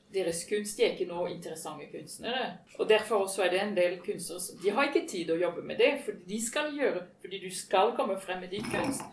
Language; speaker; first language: Norwegian; non-native, fluent; French